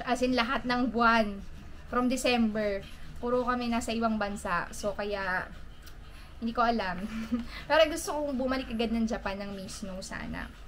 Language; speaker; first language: Filipino; native; Filipino